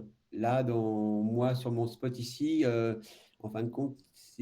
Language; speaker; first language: French; native; French